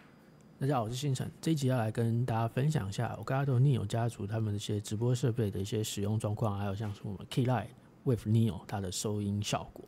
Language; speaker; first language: Chinese; native; Chinese